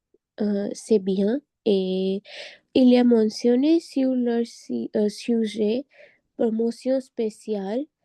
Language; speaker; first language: French; non-native, learner; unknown